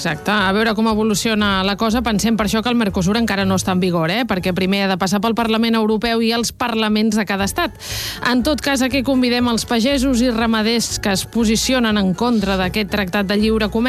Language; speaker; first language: Catalan; native; Catalan